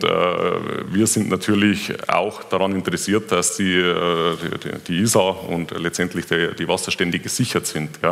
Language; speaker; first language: German; native; German